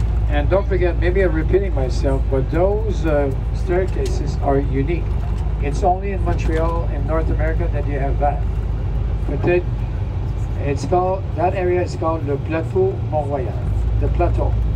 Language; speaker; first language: English; non-native, fluent; French